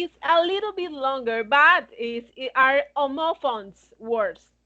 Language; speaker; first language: English; non-native, fluent; Spanish